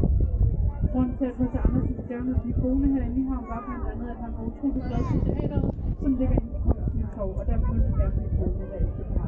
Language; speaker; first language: Danish; native; Danish